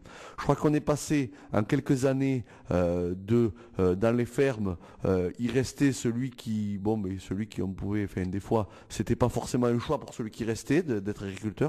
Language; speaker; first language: French; native; French